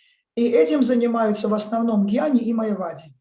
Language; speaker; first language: Russian; native; Russian